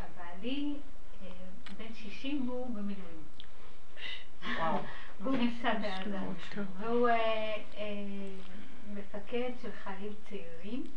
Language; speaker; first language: Hebrew; non-native, fluent; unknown